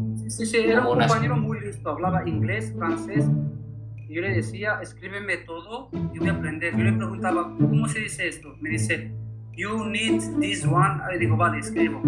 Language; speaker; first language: Spanish; early bilingual, other home language; Arabic